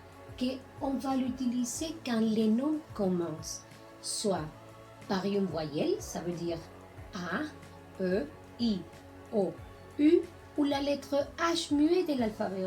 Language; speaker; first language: French; non-native, learner; Spanish